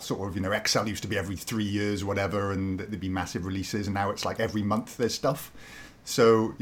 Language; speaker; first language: English; native; English